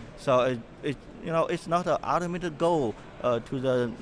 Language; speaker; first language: English; non-native, fluent; Chinese